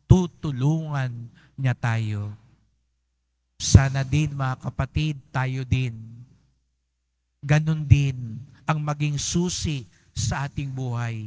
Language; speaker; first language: Filipino; native; Filipino